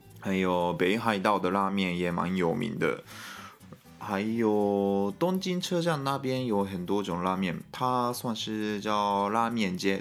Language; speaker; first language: Chinese; non-native, fluent; Japanese